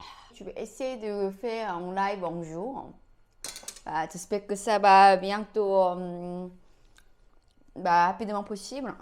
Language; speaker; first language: French; non-native, learner; Korean